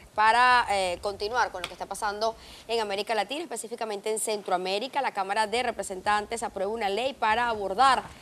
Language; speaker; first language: Spanish; native; Spanish